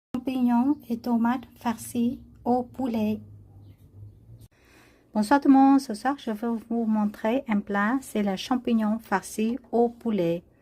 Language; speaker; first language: French; non-native, learner; Vietnamese